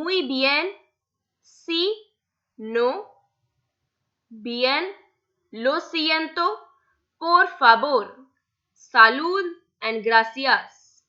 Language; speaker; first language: Spanish; non-native, fluent; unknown